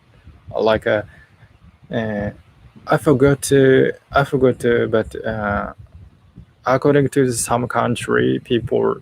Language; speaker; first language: English; non-native, learner; Japanese